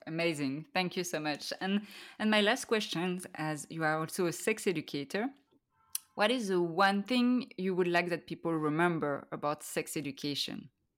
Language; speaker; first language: English; non-native, fluent; French